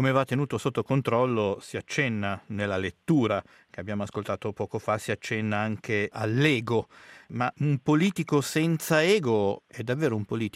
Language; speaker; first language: Italian; native; Italian